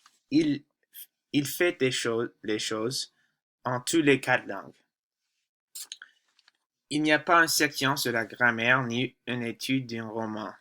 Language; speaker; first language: French; non-native, learner; English